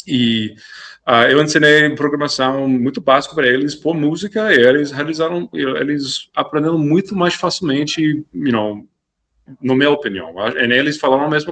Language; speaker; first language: Portuguese; non-native, fluent; English